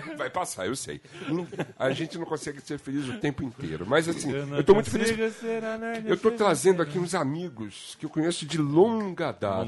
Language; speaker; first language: Portuguese; native; Portuguese